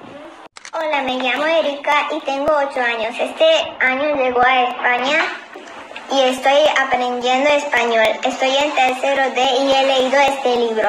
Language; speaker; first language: Spanish; non-native, learner; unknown